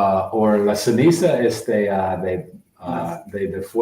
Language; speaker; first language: Spanish; non-native, learner; English